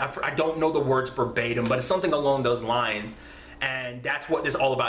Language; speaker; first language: English; native; English